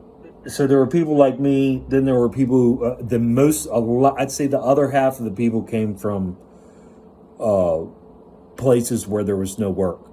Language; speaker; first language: English; native; English